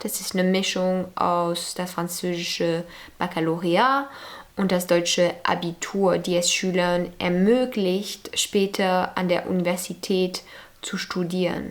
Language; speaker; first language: German; early bilingual, other home language; French